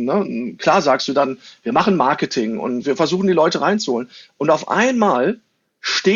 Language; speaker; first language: German; native; German